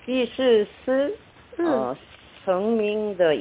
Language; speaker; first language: Chinese; non-native, learner; Korean